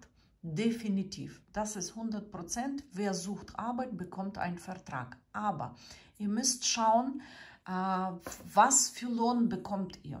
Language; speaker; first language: German; non-native, fluent; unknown